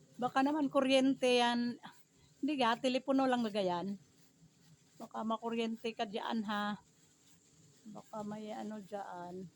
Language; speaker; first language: Filipino; native; Filipino